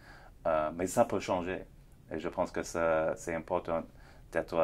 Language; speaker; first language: French; non-native, fluent; English